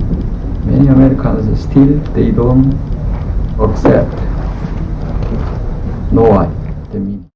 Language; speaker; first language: English; non-native, learner; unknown